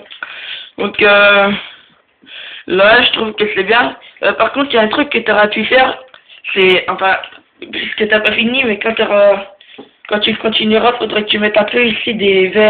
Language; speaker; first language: French; native; French